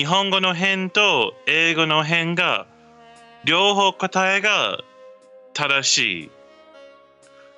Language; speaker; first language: Japanese; non-native, learner; English